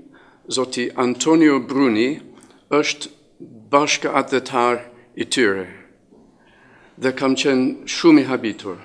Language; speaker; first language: Albanian; non-native, fluent; English